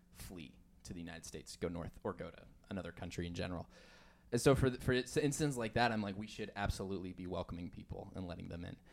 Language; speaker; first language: English; native; English